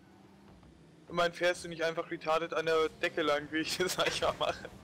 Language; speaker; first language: German; native; German